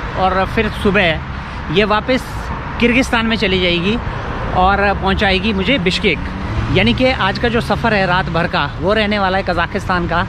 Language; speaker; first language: Hindi; native; Hindi